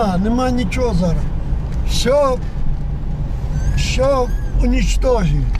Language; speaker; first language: Russian; non-native, local second language; Ukrainian